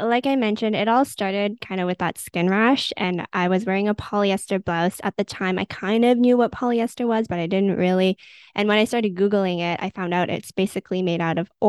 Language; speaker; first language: English; native; English